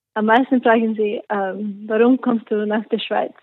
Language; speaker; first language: German; non-native, learner; English